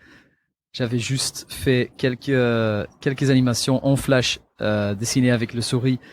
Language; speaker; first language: French; non-native, local second language; Dutch